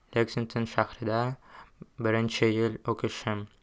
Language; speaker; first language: English; non-native, fluent; Uzbek